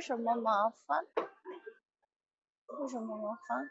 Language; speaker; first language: Chinese; non-native, learner; Korean